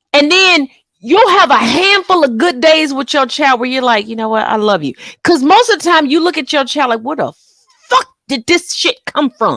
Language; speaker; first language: English; native; English